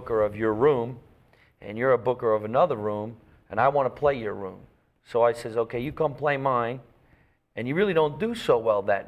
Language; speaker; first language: English; native; English